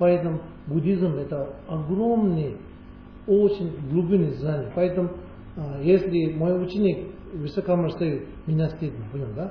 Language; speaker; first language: Russian; non-native, learner; Tibetan